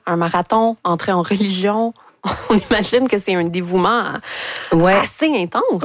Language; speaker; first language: French; native; French